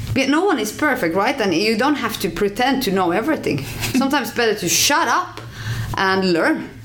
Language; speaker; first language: English; non-native, fluent; Finnish